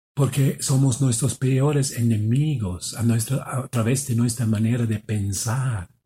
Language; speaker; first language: Spanish; non-native, fluent; German